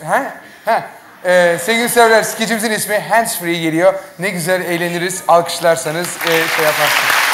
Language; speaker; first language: Turkish; native; Turkish